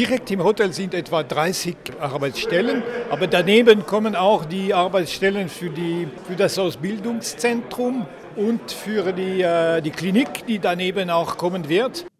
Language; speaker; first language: German; non-native, local second language; French